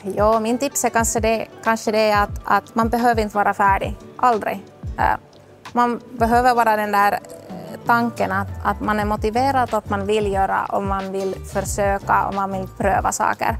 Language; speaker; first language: Swedish; non-native, local second language; Finnish